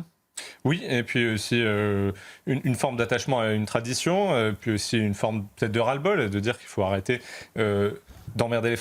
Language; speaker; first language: French; native; French